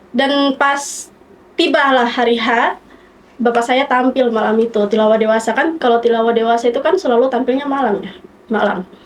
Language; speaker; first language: Indonesian; native; Indonesian